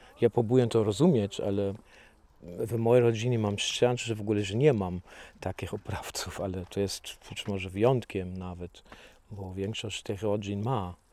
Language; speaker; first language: Polish; non-native, fluent; German